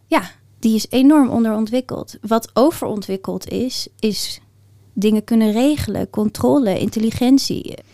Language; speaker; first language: Dutch; early bilingual, other home language; Persian